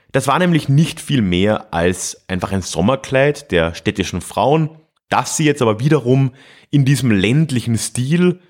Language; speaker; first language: German; native; German